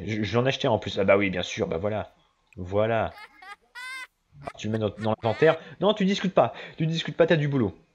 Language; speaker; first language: French; native; French